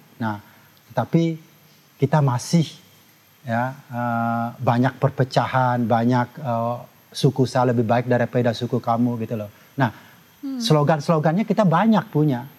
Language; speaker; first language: Indonesian; non-native, local second language; Balinese